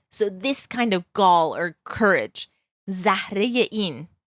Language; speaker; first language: English; native; English